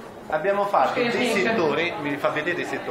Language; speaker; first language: Italian; native; Italian